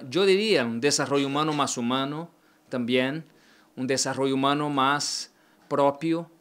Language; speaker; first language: Spanish; non-native, learner; Portuguese